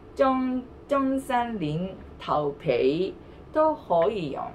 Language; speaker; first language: Chinese; non-native, learner; Japanese